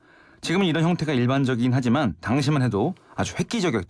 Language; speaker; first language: Korean; native; Korean